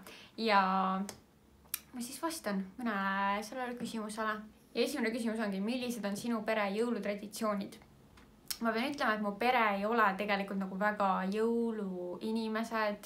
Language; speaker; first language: Estonian; native; Estonian